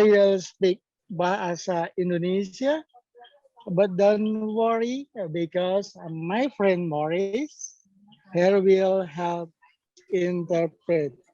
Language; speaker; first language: English; non-native, fluent; Indonesian